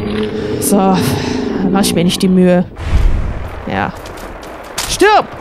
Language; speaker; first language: German; native; German